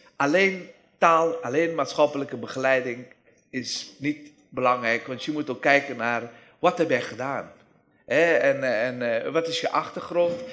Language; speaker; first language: Dutch; non-native, fluent; Persian